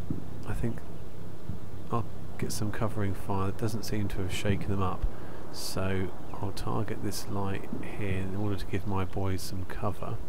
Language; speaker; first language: English; native; English